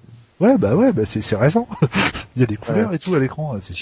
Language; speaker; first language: French; native; French